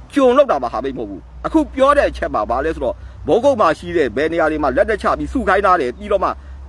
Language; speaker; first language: Burmese; native; Burmese